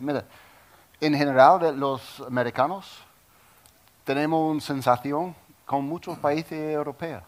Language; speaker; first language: Spanish; non-native, learner; English